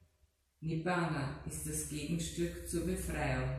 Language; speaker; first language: German; native; German